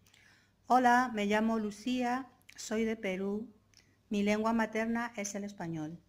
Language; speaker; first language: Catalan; non-native, learner; Spanish